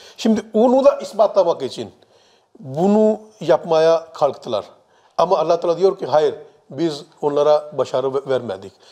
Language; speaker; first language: Turkish; non-native, fluent; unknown